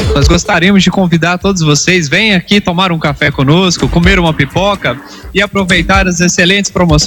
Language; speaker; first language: Portuguese; native; Portuguese